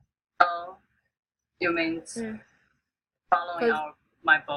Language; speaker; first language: English; non-native, fluent; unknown